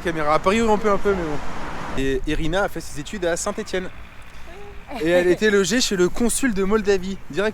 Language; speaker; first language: French; native; French